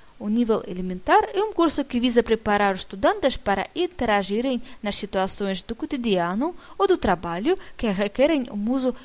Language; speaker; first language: Portuguese; non-native, fluent; Russian